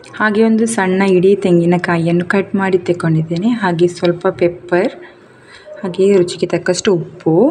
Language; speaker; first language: Kannada; non-native, local second language; Tulu